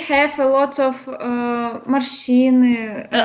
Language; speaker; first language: English; non-native, learner; Russian